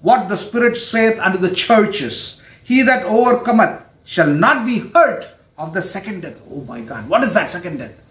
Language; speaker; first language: English; non-native, local second language; Tamil